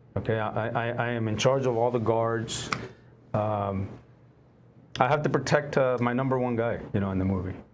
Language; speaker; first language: English; native; English